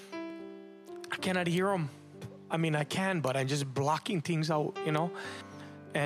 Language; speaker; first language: English; native; English